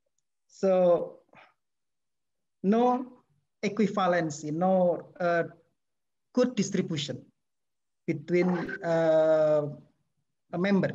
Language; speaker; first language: English; non-native, fluent; Indonesian